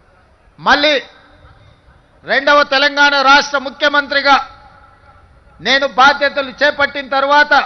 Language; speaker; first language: Telugu; native; Telugu